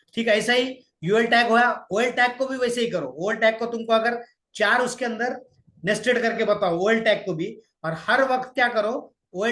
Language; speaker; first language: Hindi; non-native, local second language; Marathi